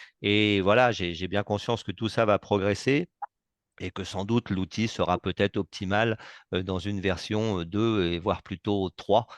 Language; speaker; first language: French; native; French